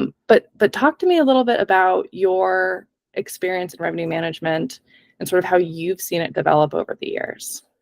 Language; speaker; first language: English; native; English